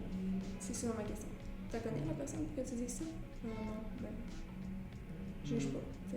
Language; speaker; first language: French; native; French